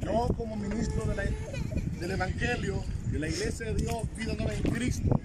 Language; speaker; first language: Spanish; native; Spanish